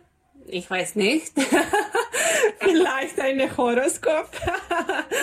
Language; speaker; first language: German; non-native, learner; Serbian